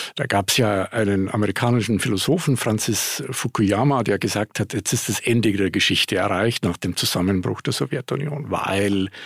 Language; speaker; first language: German; native; German